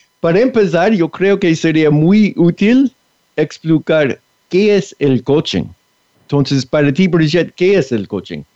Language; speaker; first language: Spanish; non-native, fluent; English